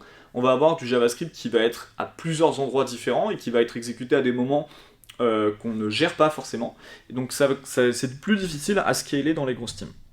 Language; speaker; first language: French; native; French